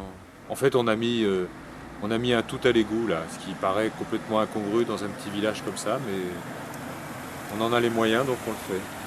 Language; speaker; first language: French; native; French